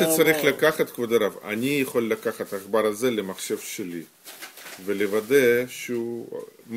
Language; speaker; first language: Hebrew; non-native, fluent; Russian